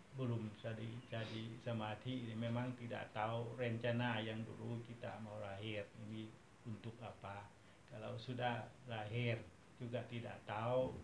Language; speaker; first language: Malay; non-native, fluent; Thai